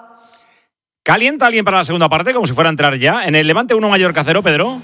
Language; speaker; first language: Spanish; native; Spanish